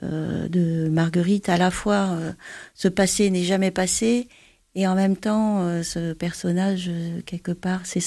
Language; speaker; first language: French; native; French